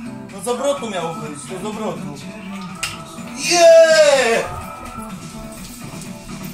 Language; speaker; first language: Polish; native; Polish